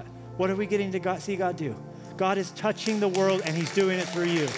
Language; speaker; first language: English; native; English